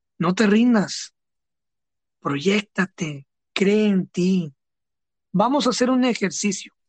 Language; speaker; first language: Spanish; early bilingual, heritage; Spanish